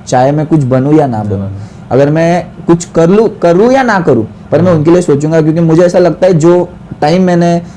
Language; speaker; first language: Hindi; non-native, local second language; Marathi